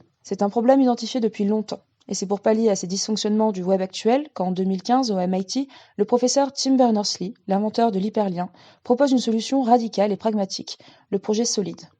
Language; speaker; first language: French; native; French